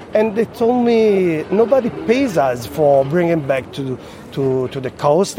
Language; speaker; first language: English; non-native, fluent; Italian